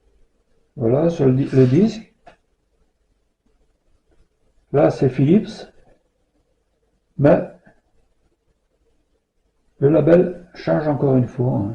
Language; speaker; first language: French; native; French